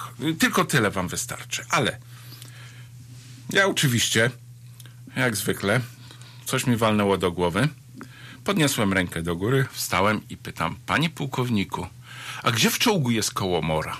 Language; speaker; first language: Polish; native; Polish